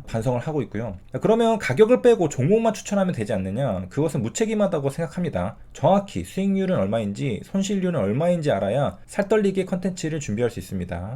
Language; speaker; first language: Korean; native; Korean